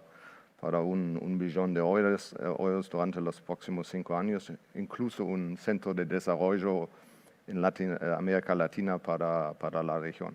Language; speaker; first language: Spanish; non-native, fluent; Portuguese